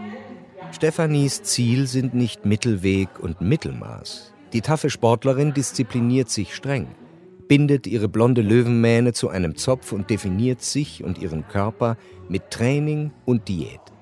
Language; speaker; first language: German; native; German